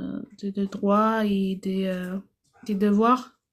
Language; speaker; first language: French; non-native, fluent; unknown